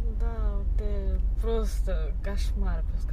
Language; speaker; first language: Russian; non-native, learner; Chinese